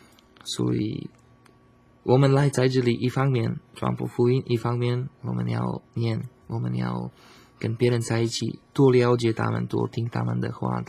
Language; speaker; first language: Chinese; non-native, fluent; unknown